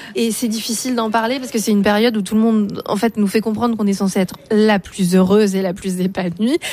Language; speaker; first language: French; native; French